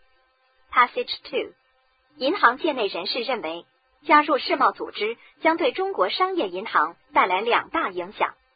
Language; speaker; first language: Chinese; native; Chinese